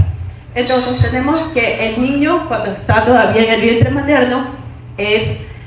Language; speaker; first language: Spanish; native; Spanish